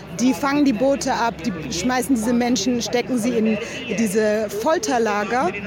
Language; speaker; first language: German; native; German